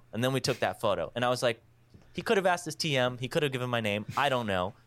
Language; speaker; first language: English; native; English